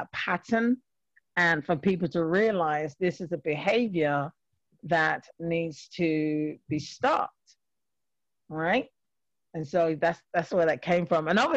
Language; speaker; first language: English; native; English